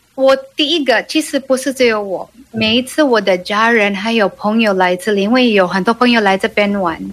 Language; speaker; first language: Chinese; non-native, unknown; Cebuano